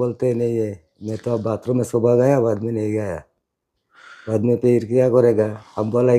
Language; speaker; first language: Hindi; non-native, learner; Bangla